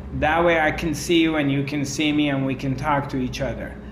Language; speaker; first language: English; non-native, fluent; Persian